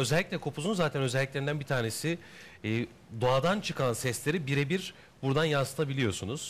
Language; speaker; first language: Turkish; native; Turkish